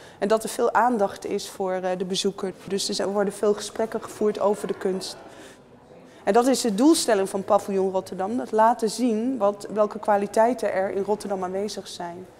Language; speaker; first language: Dutch; native; Dutch